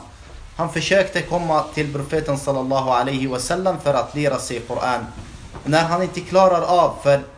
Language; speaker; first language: Swedish; non-native, fluent; Arabic